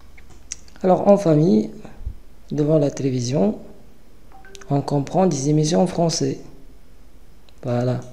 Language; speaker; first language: French; non-native, local second language; Arabic